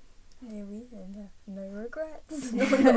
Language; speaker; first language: French; early bilingual, heritage; English